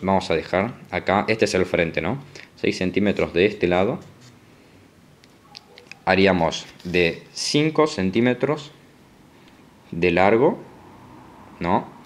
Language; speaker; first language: Spanish; native; Spanish